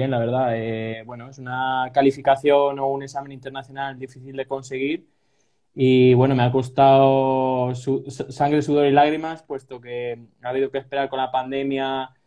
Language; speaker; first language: Spanish; native; Spanish